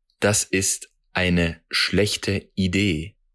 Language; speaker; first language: German; non-native, fluent; Russian